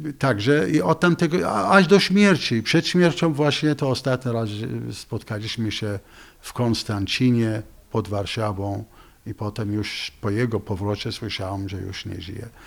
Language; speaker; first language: Polish; non-native, fluent; Arabic